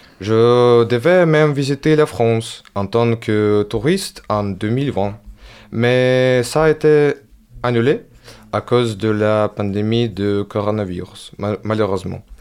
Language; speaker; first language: French; non-native, learner; Ukrainian